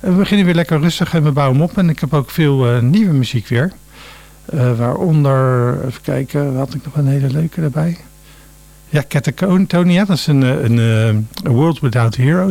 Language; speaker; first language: Dutch; native; Dutch